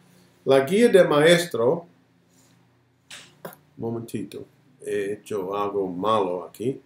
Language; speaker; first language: Spanish; non-native, fluent; English